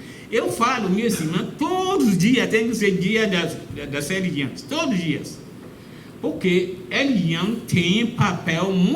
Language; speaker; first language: Portuguese; non-native, fluent; Yoruba